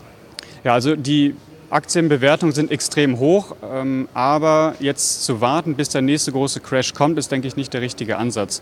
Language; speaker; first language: German; native; German